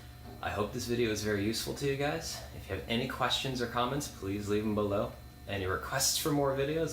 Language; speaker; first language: English; native; English